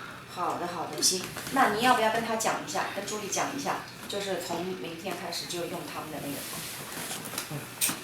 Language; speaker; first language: Chinese; native; Chinese